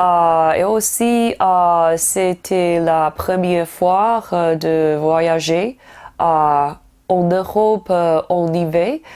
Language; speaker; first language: French; non-native, learner; Chinese